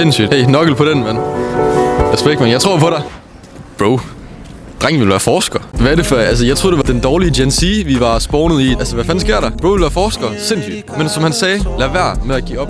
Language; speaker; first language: Danish; native; Danish